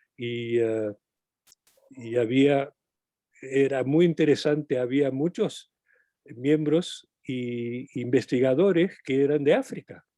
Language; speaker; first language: Spanish; non-native, fluent; English